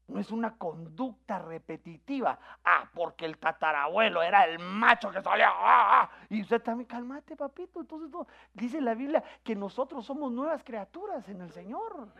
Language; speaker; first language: Spanish; native; Spanish